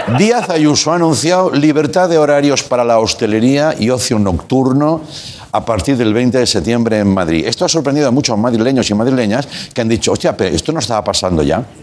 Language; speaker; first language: Spanish; non-native, local second language; Catalan